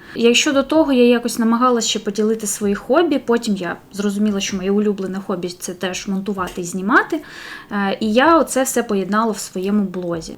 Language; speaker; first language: Ukrainian; non-native, local second language; Russian